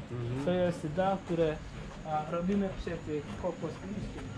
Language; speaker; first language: Polish; non-native, learner; Swahili